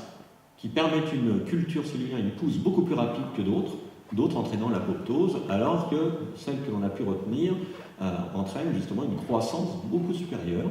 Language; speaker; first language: French; native; French